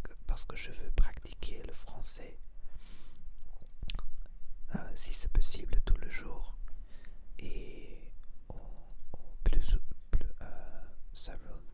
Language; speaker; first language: French; non-native, learner; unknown